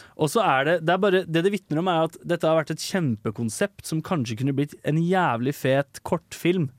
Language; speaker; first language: Norwegian; native; Norwegian